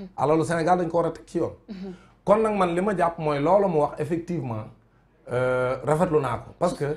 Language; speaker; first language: Wolof; native; Wolof